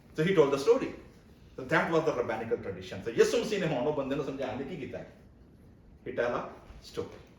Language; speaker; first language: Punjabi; native; Punjabi